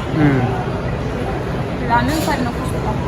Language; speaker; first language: Korean; non-native, fluent; Romanian